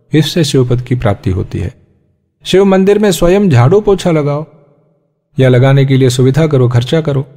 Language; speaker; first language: Hindi; native; Hindi